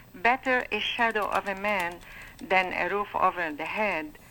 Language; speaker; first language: English; non-native, fluent; Arabic